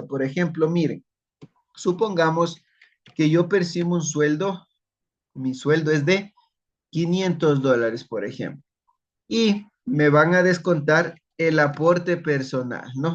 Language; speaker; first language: Spanish; native; Spanish